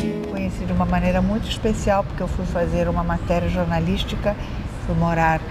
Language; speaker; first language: Portuguese; early bilingual, other home language; Italian